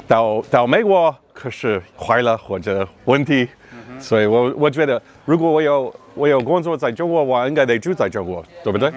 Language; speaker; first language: Chinese; non-native, learner; English